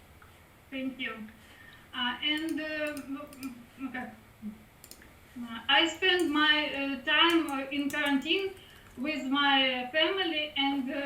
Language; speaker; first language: English; non-native, learner; Russian